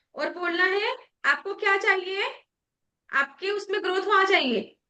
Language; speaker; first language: Hindi; non-native, local second language; Marathi